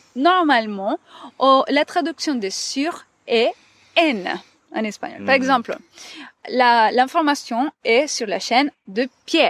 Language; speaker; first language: French; non-native, fluent; Spanish